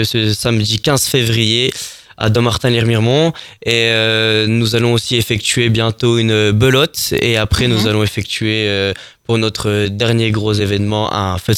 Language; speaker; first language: French; native; French